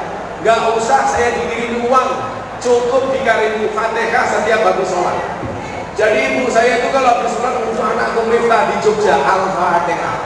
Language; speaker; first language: Indonesian; non-native, local second language; Javanese